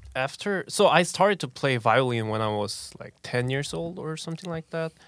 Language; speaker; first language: English; non-native, fluent; Korean